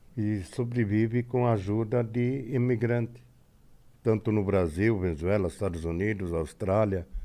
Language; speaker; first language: Portuguese; non-native, fluent; Arabic